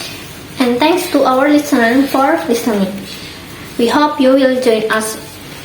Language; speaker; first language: English; non-native, learner; Indonesian